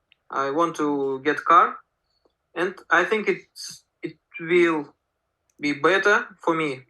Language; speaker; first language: English; non-native, learner; Russian